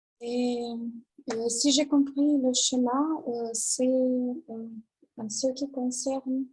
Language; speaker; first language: French; non-native, learner; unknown